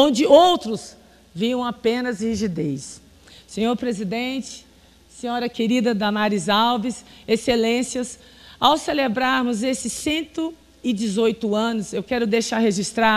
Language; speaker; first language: Portuguese; native; Portuguese